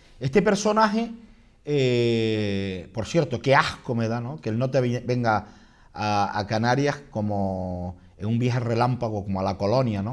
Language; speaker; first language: Spanish; native; Spanish